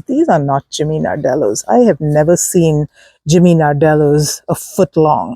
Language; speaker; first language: English; native; English